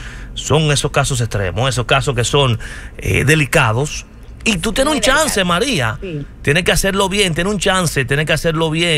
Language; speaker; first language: Spanish; native; Spanish